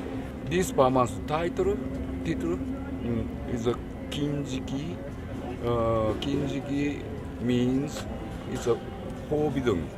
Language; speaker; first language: English; non-native, learner; Japanese